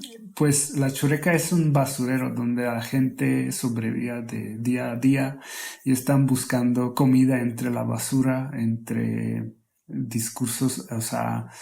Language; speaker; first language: Spanish; non-native, fluent; Hungarian